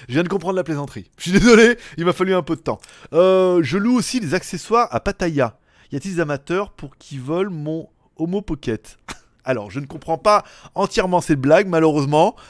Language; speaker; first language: French; native; French